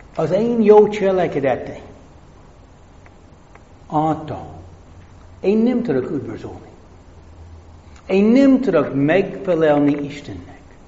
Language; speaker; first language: Hungarian; non-native, fluent; English